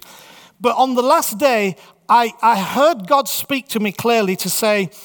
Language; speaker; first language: English; native; English